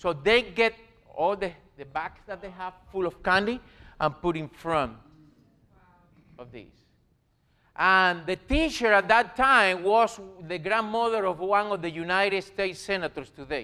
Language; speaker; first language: English; non-native, learner; Spanish